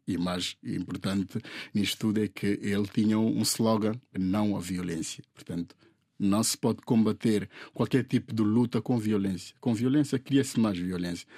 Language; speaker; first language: Portuguese; non-native, local second language; Upper Guinea Crioulo